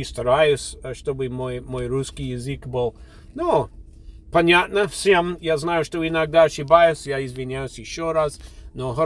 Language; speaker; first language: Russian; non-native, fluent; English